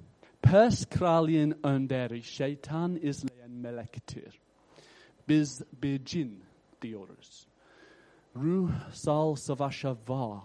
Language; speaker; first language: Turkish; non-native, fluent; English